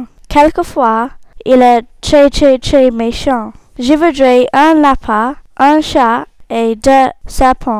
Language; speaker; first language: French; non-native, learner; English